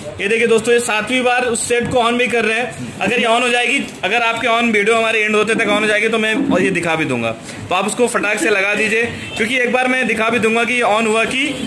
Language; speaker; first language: Hindi; native; Hindi